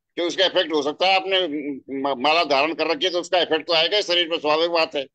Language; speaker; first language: Hindi; native; Hindi